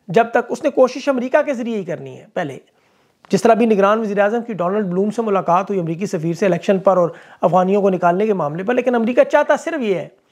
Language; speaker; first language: Urdu; native; Urdu